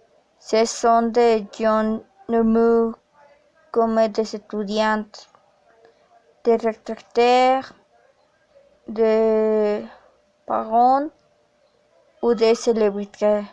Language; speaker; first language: French; non-native, learner; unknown